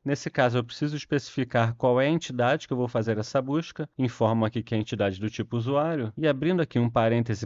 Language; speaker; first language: Portuguese; native; Portuguese